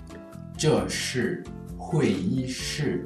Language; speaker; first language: Chinese; non-native, learner; Swahili